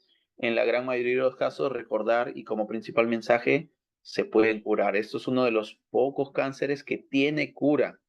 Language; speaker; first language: Spanish; native; Spanish